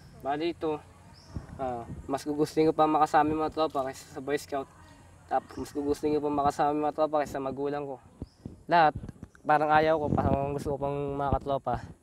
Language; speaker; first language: Filipino; native; Filipino